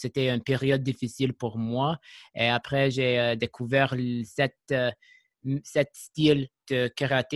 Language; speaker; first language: French; non-native, learner; English